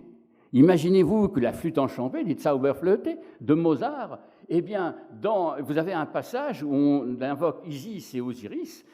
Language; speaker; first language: French; native; French